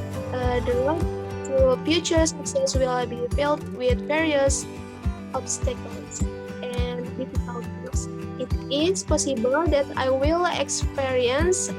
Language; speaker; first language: English; non-native, learner; Indonesian